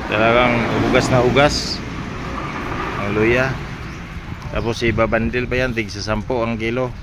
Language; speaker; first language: Filipino; native; Filipino